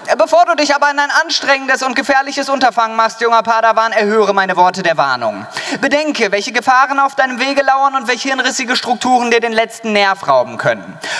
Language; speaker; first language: German; native; German